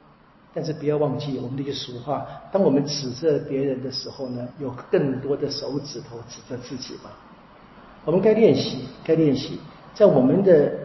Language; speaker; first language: Chinese; native; Chinese